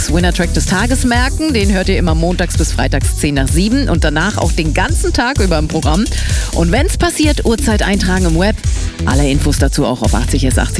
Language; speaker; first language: German; native; German